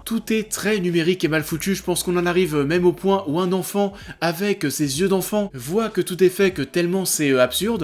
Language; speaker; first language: French; native; French